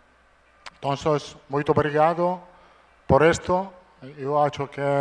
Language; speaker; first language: Portuguese; non-native, learner; Italian